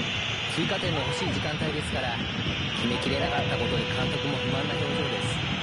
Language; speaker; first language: Japanese; native; Japanese